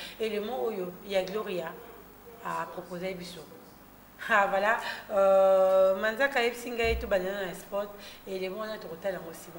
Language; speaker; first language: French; non-native, local second language; Lingala